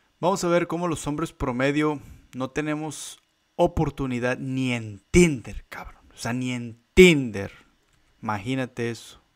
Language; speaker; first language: Spanish; native; Spanish